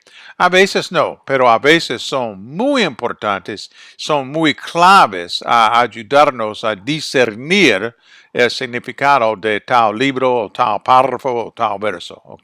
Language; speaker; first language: Spanish; non-native, fluent; English